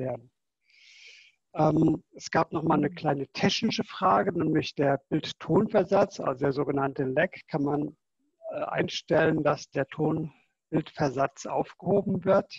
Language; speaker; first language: German; native; German